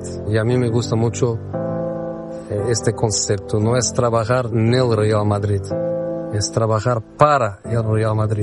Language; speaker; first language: Spanish; non-native, fluent; Portuguese